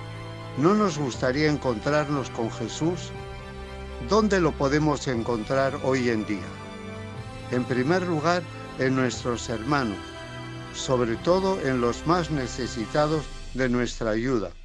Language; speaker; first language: Spanish; native; Spanish